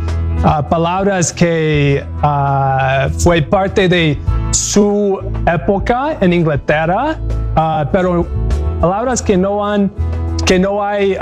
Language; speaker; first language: Spanish; non-native, learner; English